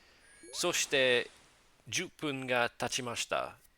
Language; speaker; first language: Japanese; non-native, learner; English